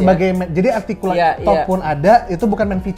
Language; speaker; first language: Indonesian; native; Indonesian